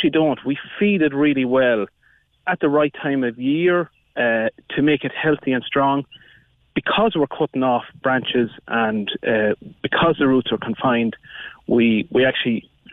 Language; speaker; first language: English; native; English